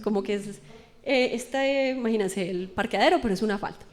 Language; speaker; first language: Spanish; native; Spanish